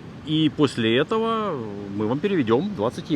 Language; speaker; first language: Russian; native; Russian